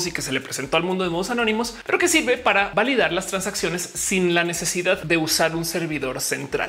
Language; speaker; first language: Spanish; native; Spanish